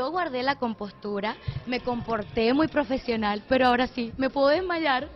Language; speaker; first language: Spanish; native; Spanish